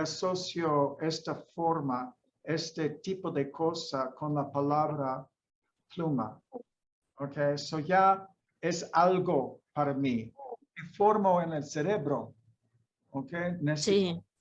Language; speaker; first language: Spanish; non-native, fluent; English